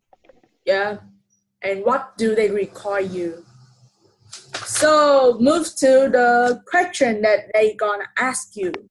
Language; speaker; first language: English; non-native, fluent; Vietnamese